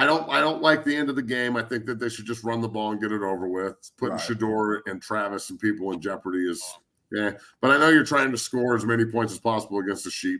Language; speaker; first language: English; native; English